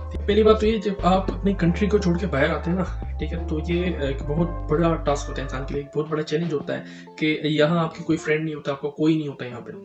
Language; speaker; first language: Urdu; native; Urdu